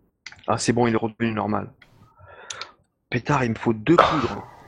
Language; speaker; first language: French; native; French